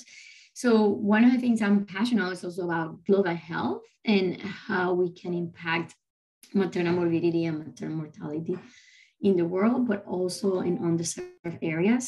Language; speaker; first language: English; non-native, fluent; Spanish